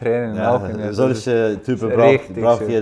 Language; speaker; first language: German; non-native, fluent; Icelandic